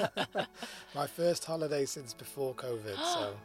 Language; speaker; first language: English; native; English